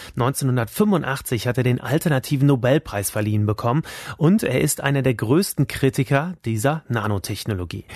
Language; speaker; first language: German; native; German